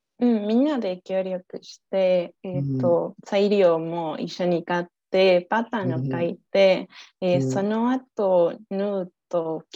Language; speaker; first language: Japanese; non-native, learner; Spanish